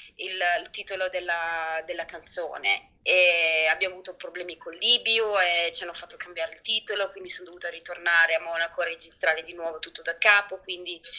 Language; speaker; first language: Italian; native; Italian